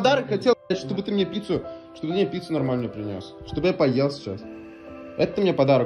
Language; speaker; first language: Russian; native; Russian